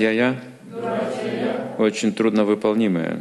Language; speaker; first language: Russian; native; Russian